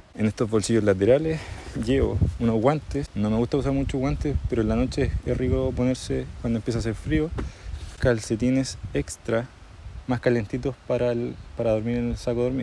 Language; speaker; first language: Spanish; native; Spanish